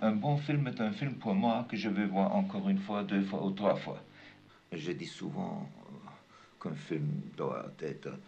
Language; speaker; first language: French; non-native, fluent; German